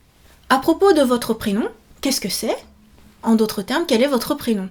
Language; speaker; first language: French; native; French